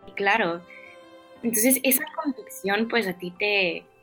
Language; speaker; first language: Spanish; native; Spanish